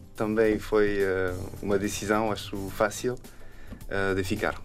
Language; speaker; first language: Portuguese; non-native, fluent; French